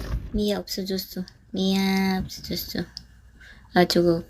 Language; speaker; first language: Korean; non-native, learner; Cebuano